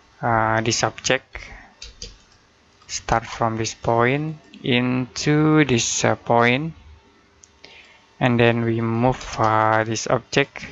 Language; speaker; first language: English; non-native, learner; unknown